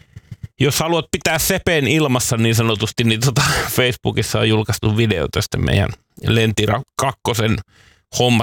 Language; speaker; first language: Finnish; native; Finnish